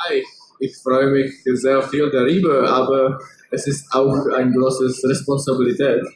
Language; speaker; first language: German; non-native, learner; Czech